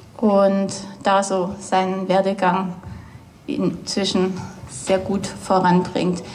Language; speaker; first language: German; native; German